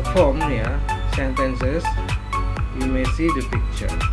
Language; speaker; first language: English; non-native, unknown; Indonesian